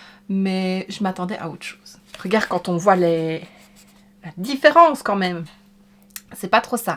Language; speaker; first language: French; native; French